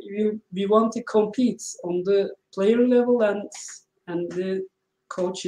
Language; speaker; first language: English; non-native, learner; Turkish